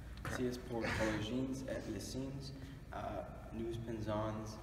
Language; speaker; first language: French; non-native, learner; English